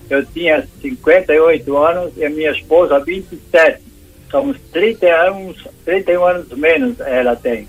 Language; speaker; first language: Portuguese; non-native, local second language; German